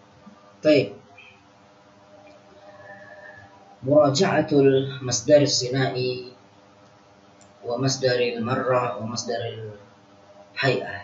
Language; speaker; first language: Arabic; non-native, fluent; Indonesian